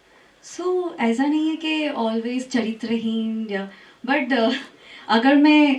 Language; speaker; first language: Hindi; non-native, learner; Bangla